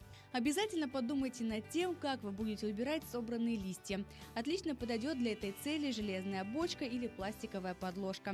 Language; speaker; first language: Russian; native; Russian